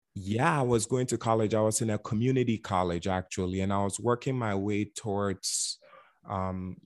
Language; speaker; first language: English; non-native, local second language; Akan